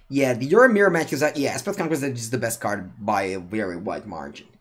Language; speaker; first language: English; non-native, fluent; Italian